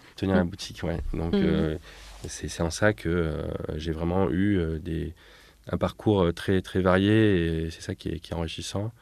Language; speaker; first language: French; native; French